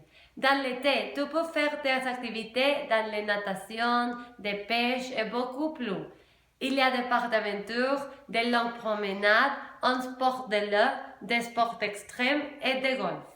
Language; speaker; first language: French; non-native, learner; Spanish